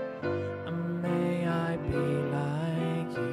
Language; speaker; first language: English; native; English